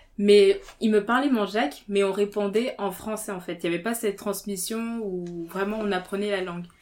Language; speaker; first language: French; early bilingual, other home language; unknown